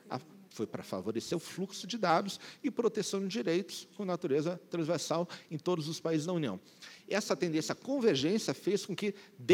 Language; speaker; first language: Portuguese; native; Portuguese